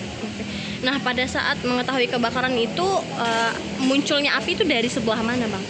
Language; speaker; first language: Indonesian; native; Indonesian